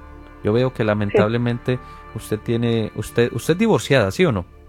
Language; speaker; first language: Spanish; native; Spanish